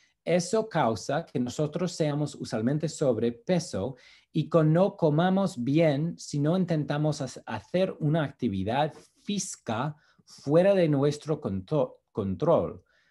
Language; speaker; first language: Spanish; non-native, fluent; English